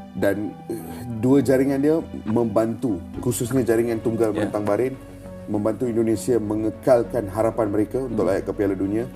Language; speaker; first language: Malay; native; Malay